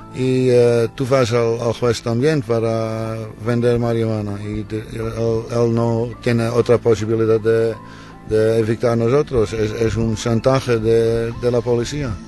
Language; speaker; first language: Spanish; non-native, learner; Dutch